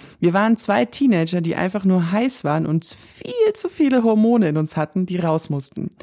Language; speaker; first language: German; native; German